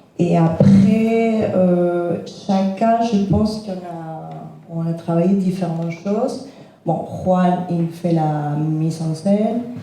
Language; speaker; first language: French; non-native, fluent; Spanish